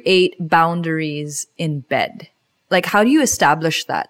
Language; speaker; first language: English; non-native, local second language; Filipino